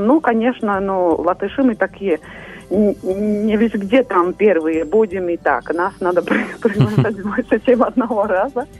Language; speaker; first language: Russian; non-native, local second language; Latvian